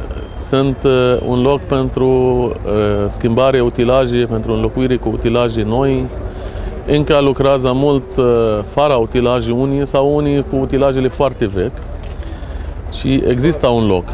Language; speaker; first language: Romanian; non-native, fluent; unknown